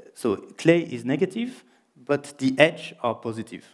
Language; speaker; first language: English; non-native, fluent; French